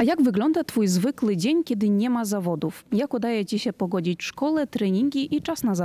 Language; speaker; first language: Polish; native; Polish